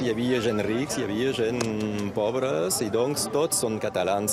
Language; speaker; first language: Catalan; non-native, local second language; French